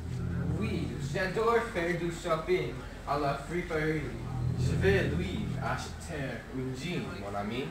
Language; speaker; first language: French; non-native, learner; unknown